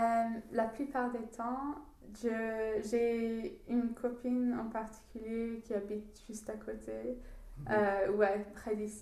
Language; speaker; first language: French; non-native, learner; English